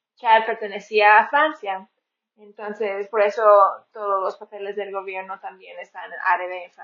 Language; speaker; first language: Spanish; non-native, fluent; English